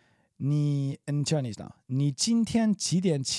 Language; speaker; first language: Chinese; non-native, learner; English